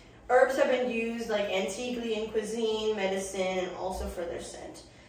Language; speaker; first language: English; native; English